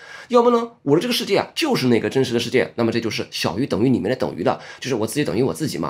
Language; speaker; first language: Chinese; native; Chinese